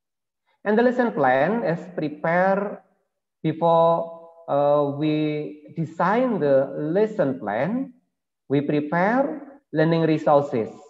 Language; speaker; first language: English; non-native, learner; Indonesian